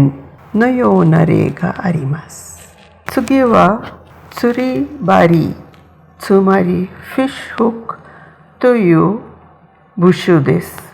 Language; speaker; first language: Japanese; non-native, fluent; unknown